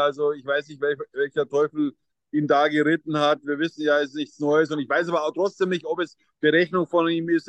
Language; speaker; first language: German; native; German